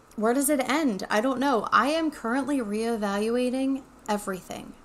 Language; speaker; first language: English; native; English